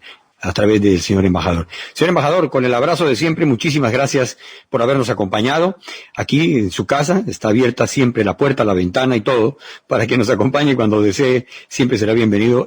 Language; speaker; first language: Spanish; native; Spanish